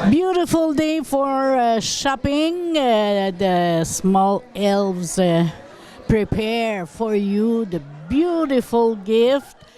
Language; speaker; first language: English; non-native, local second language; French